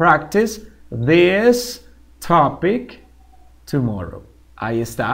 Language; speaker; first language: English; non-native, fluent; Spanish